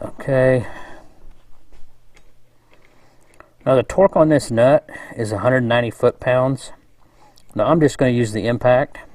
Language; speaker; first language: English; native; English